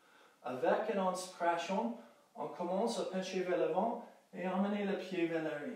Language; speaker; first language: French; non-native, fluent; English